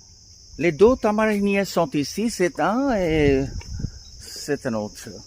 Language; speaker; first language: French; non-native, fluent; Bangla